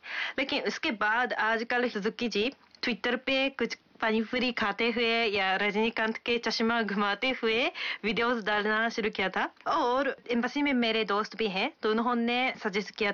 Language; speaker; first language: Hindi; non-native, fluent; Japanese